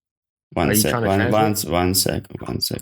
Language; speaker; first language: English; non-native, learner; Ukrainian